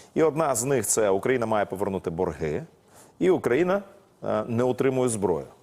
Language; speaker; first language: Ukrainian; native; Ukrainian